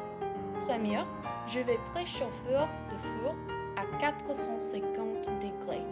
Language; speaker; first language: French; non-native, learner; English